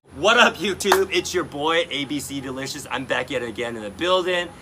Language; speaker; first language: English; early bilingual, other home language; Chinese